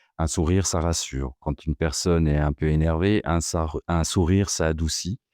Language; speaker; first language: French; native; French